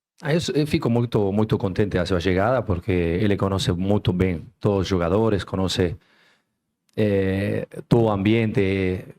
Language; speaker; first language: Portuguese; non-native, fluent; Spanish